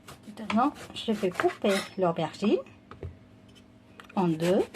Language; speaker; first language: French; non-native, fluent; Vietnamese